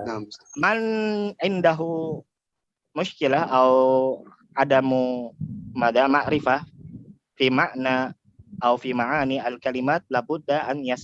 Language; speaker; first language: Arabic; non-native, fluent; Indonesian